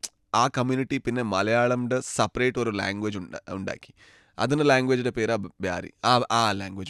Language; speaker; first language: Malayalam; non-native, learner; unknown